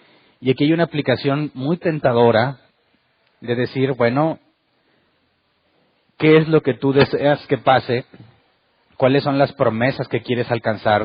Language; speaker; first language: Spanish; native; Spanish